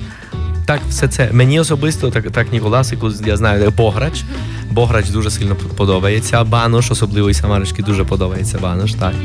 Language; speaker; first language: Ukrainian; non-native, fluent; Spanish